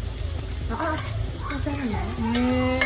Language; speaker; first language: Japanese; non-native, learner; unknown